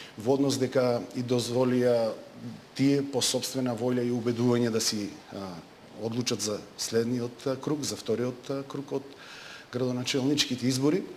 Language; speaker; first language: Macedonian; native; Macedonian